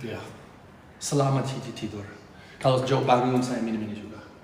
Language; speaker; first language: Indonesian; non-native, fluent; English